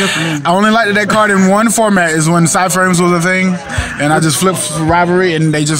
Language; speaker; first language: English; native; English